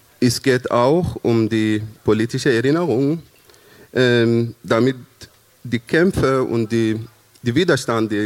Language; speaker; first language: German; non-native, fluent; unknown